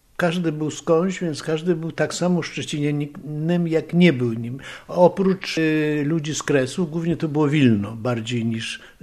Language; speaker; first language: Polish; early bilingual, other home language; Russian